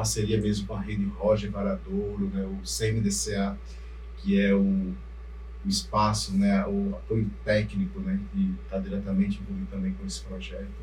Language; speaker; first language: Portuguese; native; Portuguese